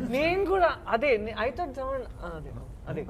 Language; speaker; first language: Telugu; non-native, fluent; Tamil